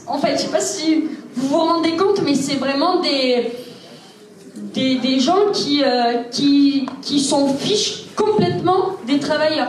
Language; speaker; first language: French; native; French